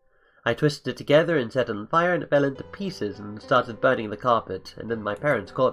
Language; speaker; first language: English; native; English